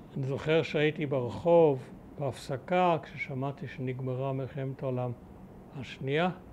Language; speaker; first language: Hebrew; early bilingual, other home language; German